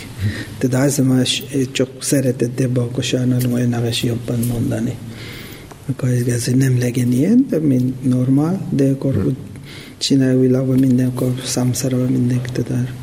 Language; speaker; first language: Hungarian; non-native, learner; Tibetan